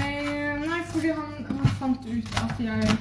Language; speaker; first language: Norwegian; non-native, local second language; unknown